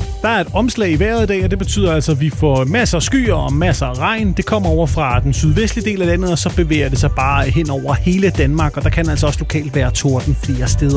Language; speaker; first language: Danish; native; Danish